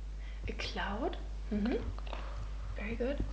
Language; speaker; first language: English; non-native, fluent; German